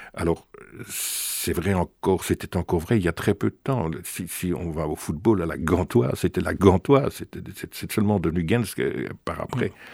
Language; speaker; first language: French; native; French